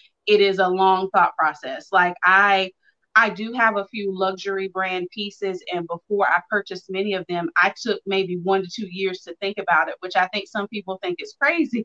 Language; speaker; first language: English; native; English